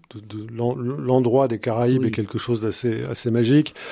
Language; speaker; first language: French; native; French